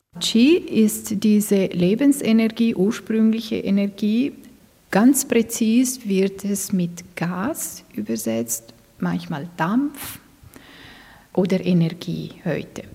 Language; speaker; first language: German; non-native, fluent; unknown